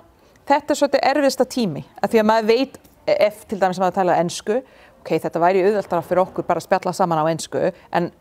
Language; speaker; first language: Icelandic; non-native, fluent; English